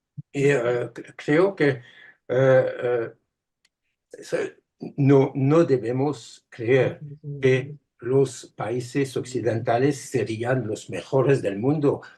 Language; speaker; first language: Spanish; non-native, fluent; French